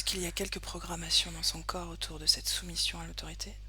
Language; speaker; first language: French; native; French